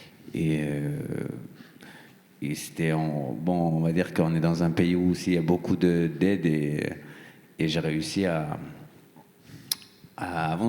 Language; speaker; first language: French; non-native, fluent; Persian